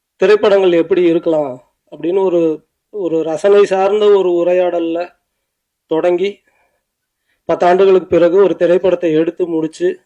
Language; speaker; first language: Tamil; native; Tamil